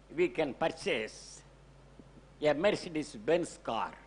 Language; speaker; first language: English; non-native, local second language; Tamil